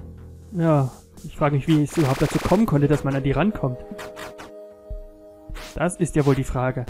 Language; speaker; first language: German; native; German